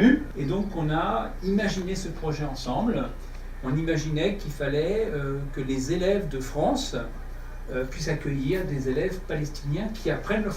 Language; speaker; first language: French; native; French